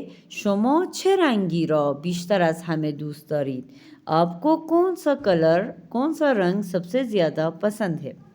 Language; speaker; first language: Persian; non-native, fluent; Urdu